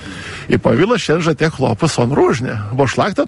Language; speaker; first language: Polish; non-native, fluent; Lithuanian